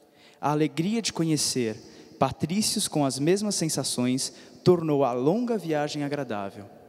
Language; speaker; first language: Portuguese; native; Portuguese